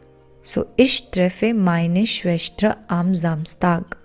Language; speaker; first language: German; non-native, fluent; Punjabi